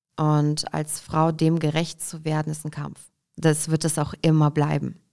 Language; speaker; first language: German; early bilingual, other home language; Russian